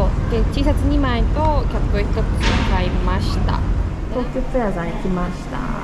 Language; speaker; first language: Japanese; native; Japanese